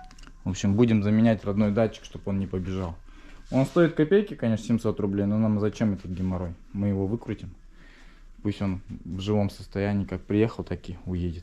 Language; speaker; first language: Russian; native; Russian